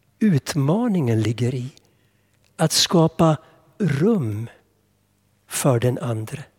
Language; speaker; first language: Swedish; native; Swedish